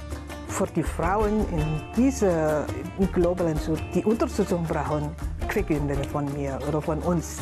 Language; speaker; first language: German; non-native, learner; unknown